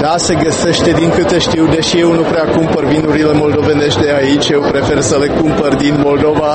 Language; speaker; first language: Romanian; non-native, fluent; Czech